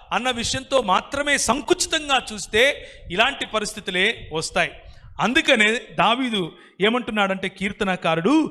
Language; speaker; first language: Telugu; native; Telugu